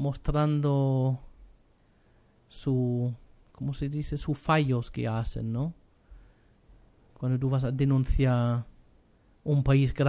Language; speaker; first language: Spanish; non-native, learner; German